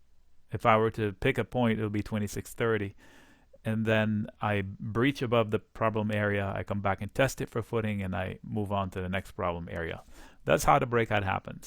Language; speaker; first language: English; native; English